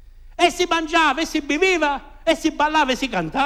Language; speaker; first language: Italian; early bilingual, heritage; French